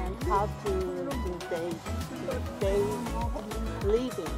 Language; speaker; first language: English; non-native, learner; Mongolian